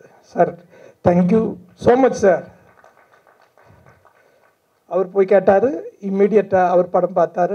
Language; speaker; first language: Tamil; non-native, fluent; Malayalam